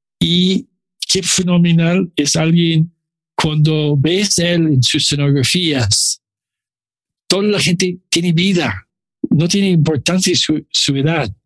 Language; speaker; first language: Spanish; non-native, learner; English